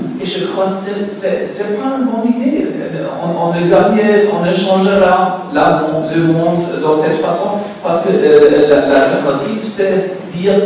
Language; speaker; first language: French; non-native, learner; German